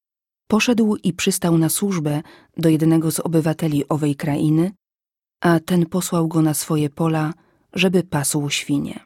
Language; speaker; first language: Polish; native; Polish